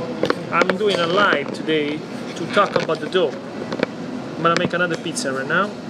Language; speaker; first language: English; non-native, fluent; Italian